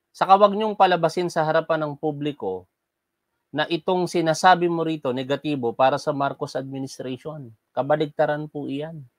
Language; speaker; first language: Filipino; native; Filipino